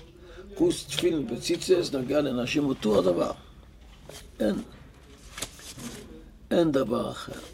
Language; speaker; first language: Hebrew; non-native, local second language; Yiddish